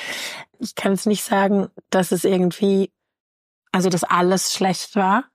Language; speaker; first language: German; native; German